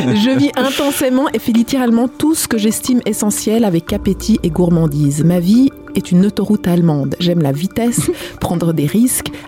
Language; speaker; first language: French; native; French